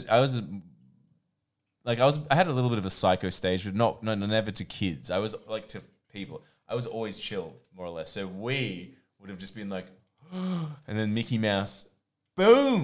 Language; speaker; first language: English; non-native, local second language; Croatian